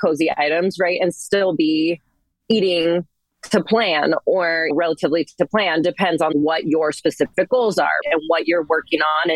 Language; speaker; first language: English; native; English